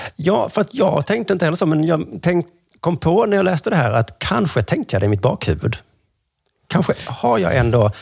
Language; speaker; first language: Swedish; native; Swedish